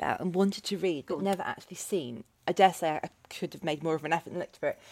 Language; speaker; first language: English; native; English